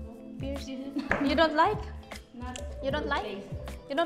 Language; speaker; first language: English; non-native, local second language; Filipino